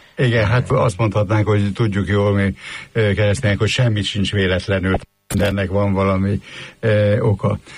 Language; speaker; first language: Hungarian; native; Hungarian